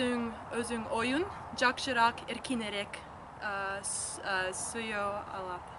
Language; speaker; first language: Kyrgyz; non-native, learner; English